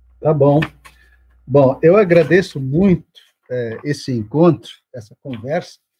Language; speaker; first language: Portuguese; non-native, local second language; German